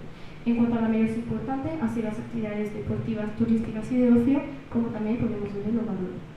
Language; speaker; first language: Spanish; early bilingual, other home language; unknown